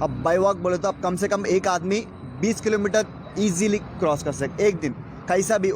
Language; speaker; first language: Hindi; non-native, local second language; Telugu